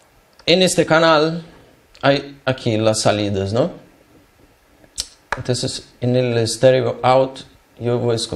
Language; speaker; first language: Spanish; non-native, fluent; Portuguese